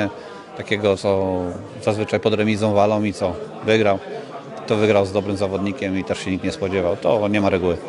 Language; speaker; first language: Polish; native; Polish